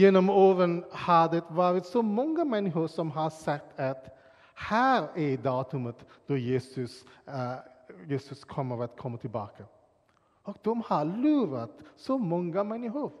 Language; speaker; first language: Swedish; non-native, fluent; English